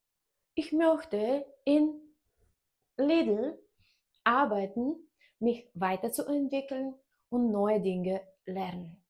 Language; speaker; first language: German; non-native, fluent; Bulgarian